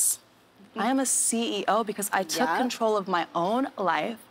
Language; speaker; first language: English; native; English